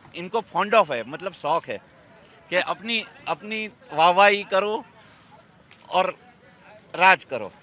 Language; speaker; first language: Hindi; non-native, local second language; Gujarati